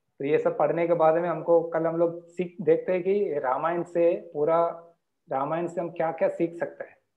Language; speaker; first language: Hindi; non-native, local second language; Marathi